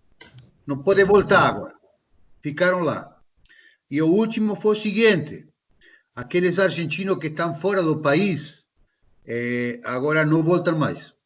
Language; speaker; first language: Portuguese; non-native, fluent; Spanish